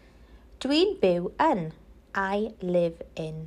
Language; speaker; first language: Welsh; non-native, local second language; English